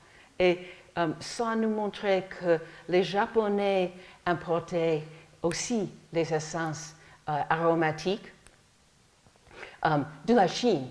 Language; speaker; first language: French; non-native, fluent; English